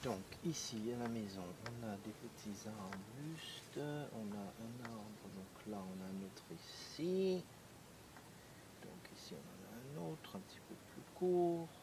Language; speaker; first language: French; native; French